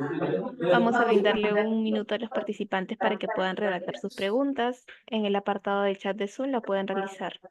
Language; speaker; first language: Spanish; native; Spanish